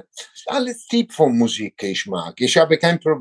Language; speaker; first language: German; non-native, learner; Italian